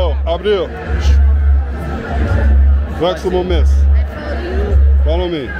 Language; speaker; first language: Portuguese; non-native, learner; English